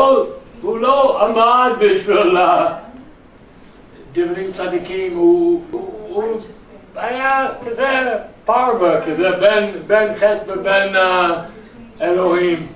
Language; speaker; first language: Hebrew; non-native, fluent; English